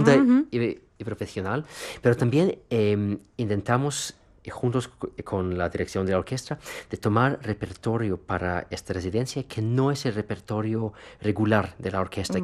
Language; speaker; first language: Spanish; non-native, fluent; Russian